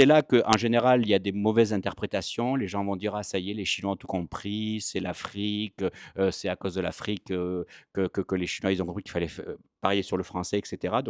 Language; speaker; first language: French; native; French